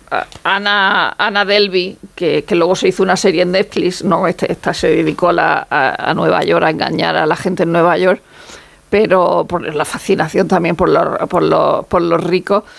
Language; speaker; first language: Spanish; native; Spanish